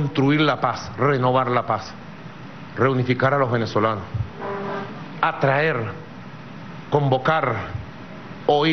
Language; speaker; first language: Spanish; native; Spanish